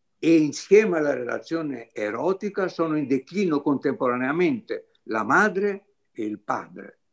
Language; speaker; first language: Italian; non-native, fluent; Greek